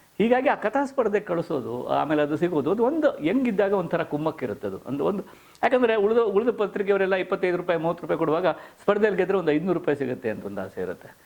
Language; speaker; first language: Kannada; native; Kannada